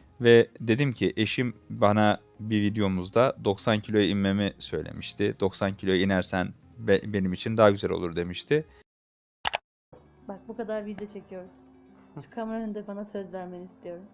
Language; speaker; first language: Turkish; native; Turkish